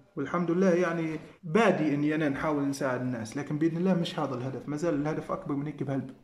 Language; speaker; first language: Arabic; native; Arabic